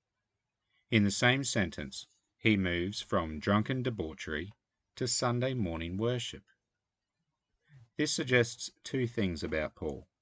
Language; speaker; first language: English; native; English